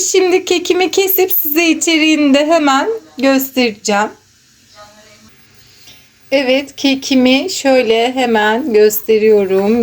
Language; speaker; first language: Turkish; native; Turkish